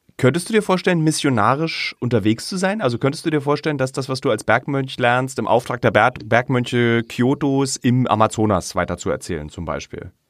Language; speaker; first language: German; native; German